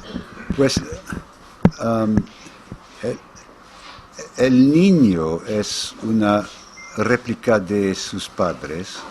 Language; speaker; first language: Spanish; non-native, fluent; English